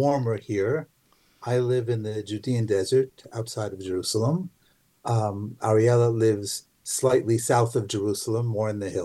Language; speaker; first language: English; native; English